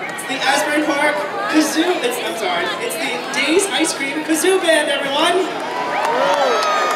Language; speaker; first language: English; native; English